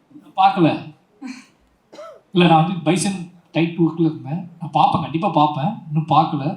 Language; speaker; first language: Tamil; native; Tamil